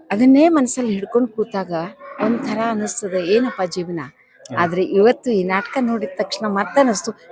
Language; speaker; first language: Kannada; non-native, local second language; Marathi